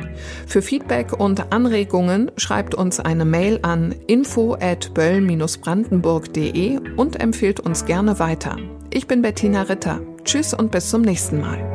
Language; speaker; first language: German; native; German